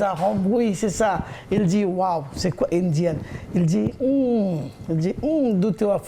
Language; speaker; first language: French; non-native, learner; Bangla